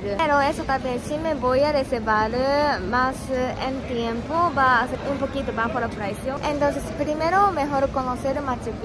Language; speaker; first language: Spanish; non-native, learner; Japanese